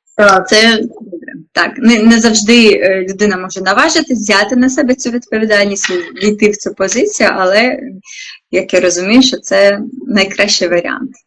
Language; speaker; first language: Ukrainian; native; Ukrainian